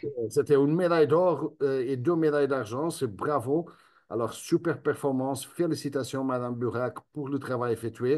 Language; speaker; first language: French; non-native, fluent; Spanish